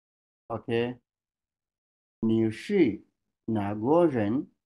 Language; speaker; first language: Chinese; non-native, learner; Swahili